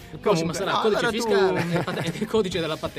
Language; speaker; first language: Italian; native; Italian